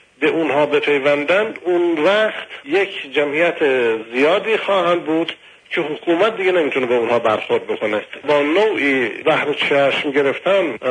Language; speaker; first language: Persian; native; Persian